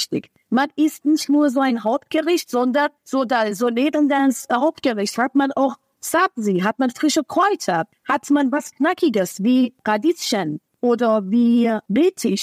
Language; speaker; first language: German; non-native, fluent; Persian